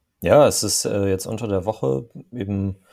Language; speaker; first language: German; native; German